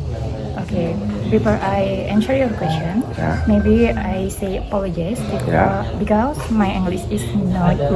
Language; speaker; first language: English; non-native, learner; Indonesian